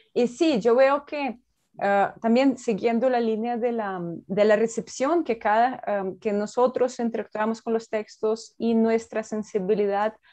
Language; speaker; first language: Spanish; non-native, fluent; Russian